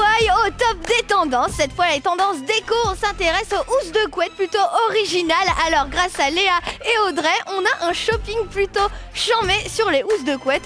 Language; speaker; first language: French; native; French